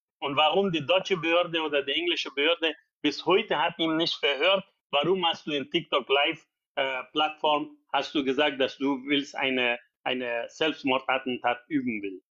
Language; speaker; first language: German; non-native, learner; Persian